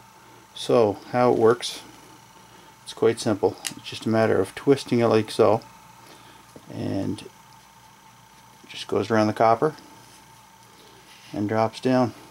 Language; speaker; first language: English; native; English